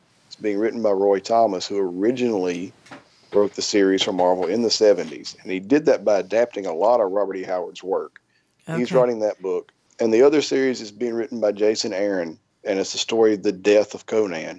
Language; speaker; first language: English; native; English